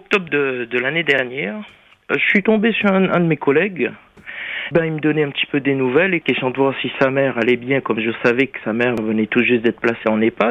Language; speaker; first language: French; native; French